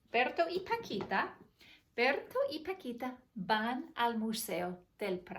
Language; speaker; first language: Spanish; non-native, fluent; English